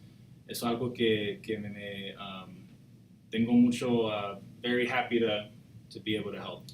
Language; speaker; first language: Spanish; early bilingual, heritage; Spanish